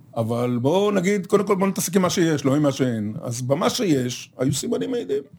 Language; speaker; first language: Hebrew; native; Hebrew